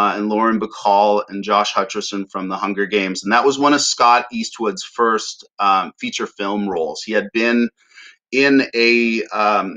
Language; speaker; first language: English; native; English